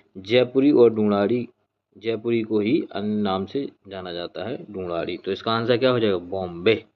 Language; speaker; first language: Hindi; native; Hindi